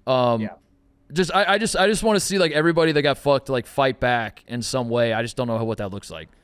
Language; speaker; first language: English; native; English